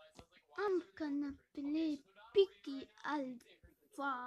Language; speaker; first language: English; non-native, learner; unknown